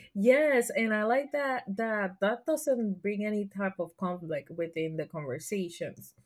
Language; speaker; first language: English; non-native, fluent; Spanish